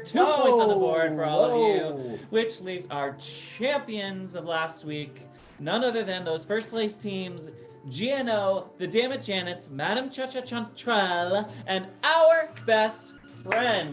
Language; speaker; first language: English; native; English